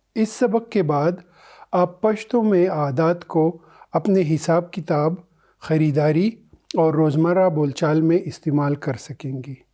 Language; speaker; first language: Urdu; non-native, local second language; Pashto